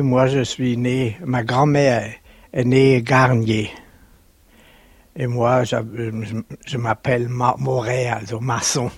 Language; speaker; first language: French; early bilingual, heritage; German